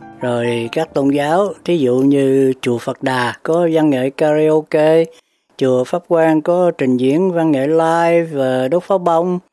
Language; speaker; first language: Vietnamese; native; Vietnamese